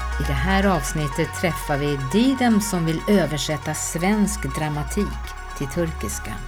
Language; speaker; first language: Swedish; non-native, learner; Turkish